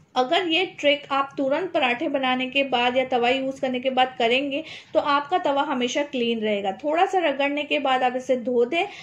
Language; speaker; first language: Hindi; non-native, local second language; Gujarati